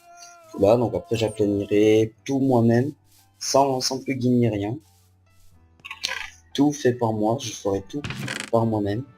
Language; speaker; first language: French; native; French